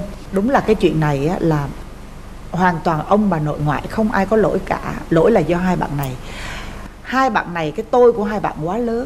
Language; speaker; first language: Vietnamese; native; Vietnamese